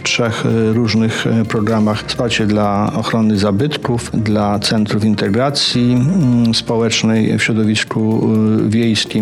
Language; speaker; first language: Polish; native; Polish